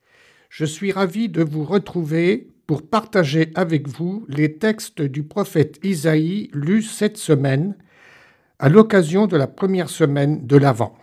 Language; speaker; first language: French; native; French